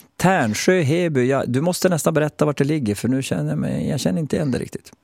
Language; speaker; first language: Swedish; native; Swedish